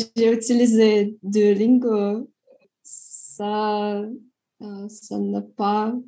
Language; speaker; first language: French; non-native, fluent; Russian